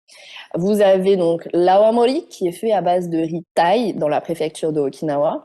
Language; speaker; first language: French; native; French